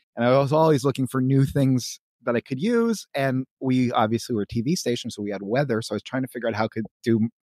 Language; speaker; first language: English; native; English